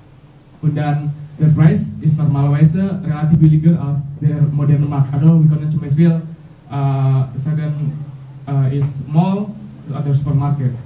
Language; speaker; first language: German; non-native, learner; Indonesian